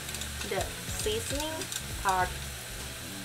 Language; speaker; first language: English; non-native, learner; Thai